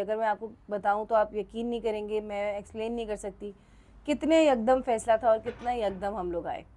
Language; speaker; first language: Urdu; native; Urdu